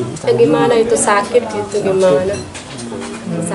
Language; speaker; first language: Indonesian; non-native, local second language; Sasak